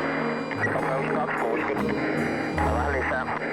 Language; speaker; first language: Finnish; native; Finnish